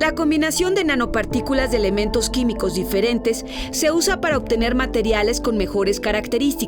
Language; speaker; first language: Spanish; native; Spanish